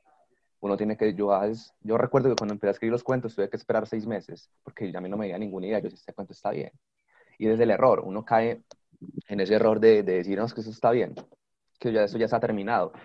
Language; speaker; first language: Spanish; native; Spanish